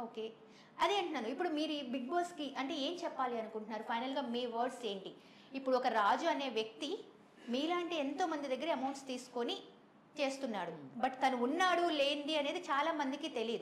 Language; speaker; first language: Telugu; native; Telugu